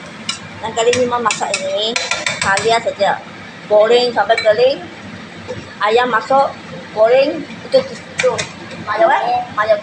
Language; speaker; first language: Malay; non-native, learner; Filipino